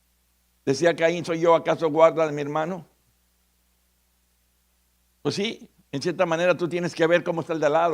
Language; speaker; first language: Spanish; native; Spanish